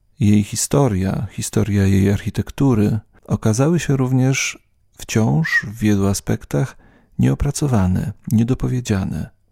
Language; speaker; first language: Polish; native; Polish